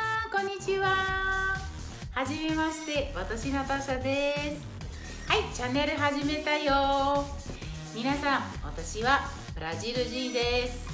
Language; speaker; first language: Japanese; non-native, learner; Portuguese